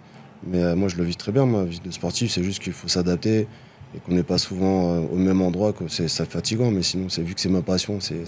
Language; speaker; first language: French; native; French